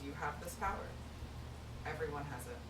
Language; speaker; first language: English; native; English